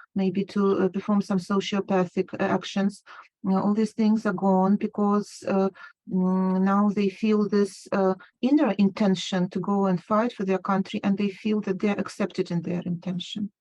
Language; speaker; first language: English; non-native, fluent; Ukrainian